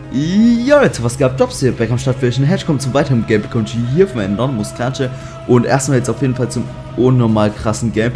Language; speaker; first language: German; native; German